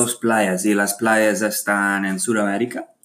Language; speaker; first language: Spanish; non-native, learner; English